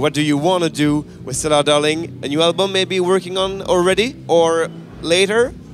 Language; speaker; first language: English; non-native, learner; French